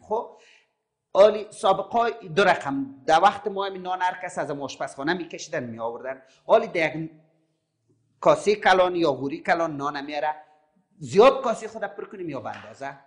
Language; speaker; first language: Persian; native; Persian